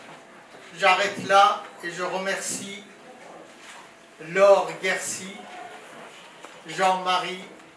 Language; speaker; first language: French; non-native, fluent; Persian